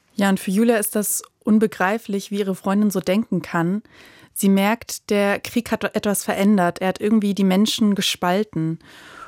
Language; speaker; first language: German; native; German